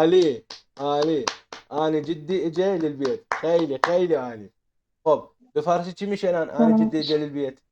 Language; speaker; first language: Persian; non-native, fluent; Arabic